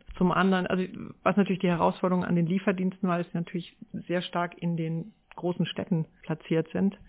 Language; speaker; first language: German; native; German